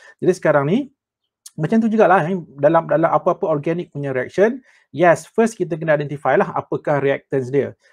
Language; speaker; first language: Malay; native; Malay